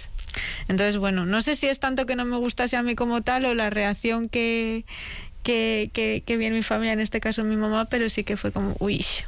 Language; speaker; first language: Spanish; native; Spanish